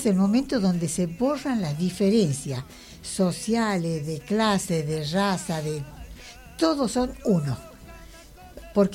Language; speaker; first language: Spanish; native; Spanish